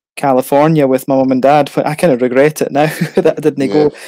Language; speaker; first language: English; native; English